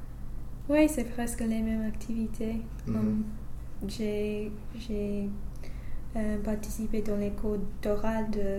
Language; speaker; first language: French; non-native, fluent; English